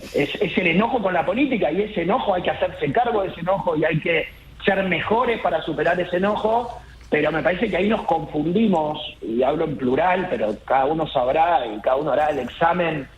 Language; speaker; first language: Spanish; native; Spanish